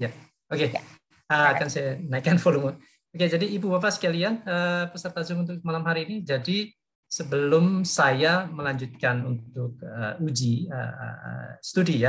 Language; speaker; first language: Indonesian; native; Indonesian